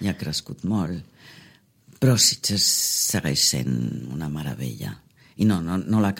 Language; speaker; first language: Catalan; non-native, fluent; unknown